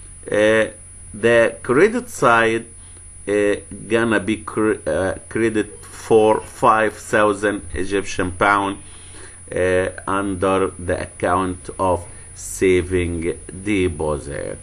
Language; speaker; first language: English; non-native, fluent; Arabic